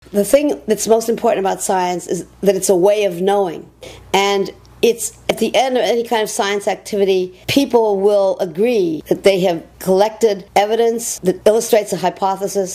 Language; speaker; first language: English; native; English